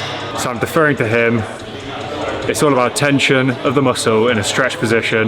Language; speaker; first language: English; native; English